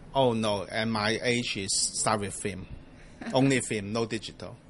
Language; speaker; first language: English; non-native, local second language; Cantonese